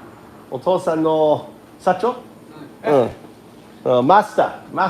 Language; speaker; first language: Japanese; non-native, learner; English